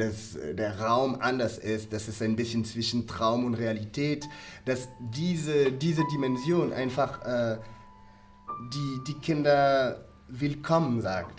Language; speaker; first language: German; non-native, fluent; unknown